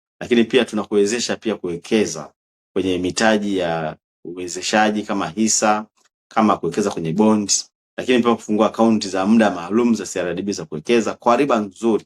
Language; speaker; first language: Swahili; native; Swahili